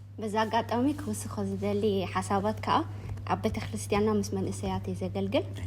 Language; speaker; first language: Tigrinya; early bilingual, heritage; Tigrinya